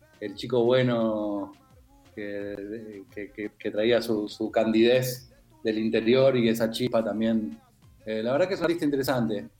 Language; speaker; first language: Spanish; native; Spanish